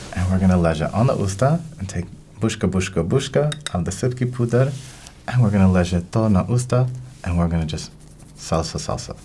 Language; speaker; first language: English; native; English